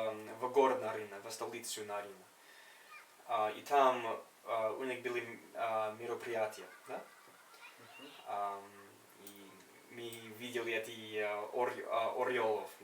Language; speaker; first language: Russian; non-native, fluent; English